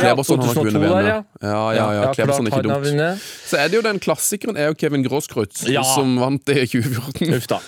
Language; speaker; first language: Norwegian; native; Norwegian